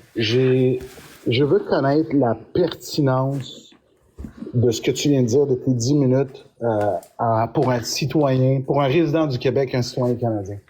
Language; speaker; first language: French; native; French